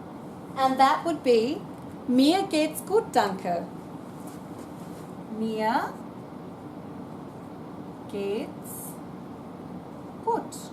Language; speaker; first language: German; non-native, fluent; English